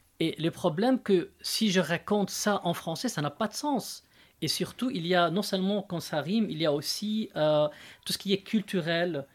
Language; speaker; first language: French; non-native, local second language; Arabic